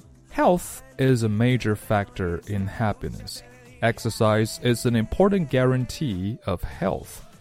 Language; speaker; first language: English; non-native, fluent; Chinese